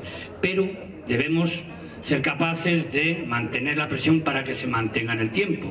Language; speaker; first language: Spanish; native; Spanish